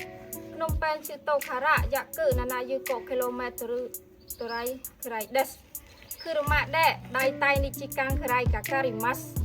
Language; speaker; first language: Japanese; non-native, learner; Khmer